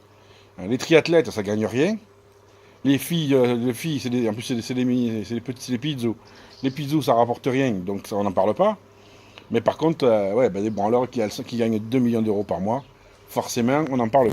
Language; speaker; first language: French; native; French